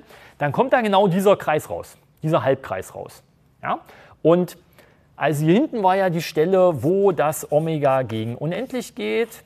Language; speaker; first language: German; native; German